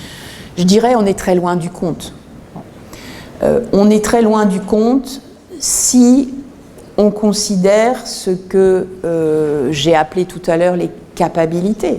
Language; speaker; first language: French; native; French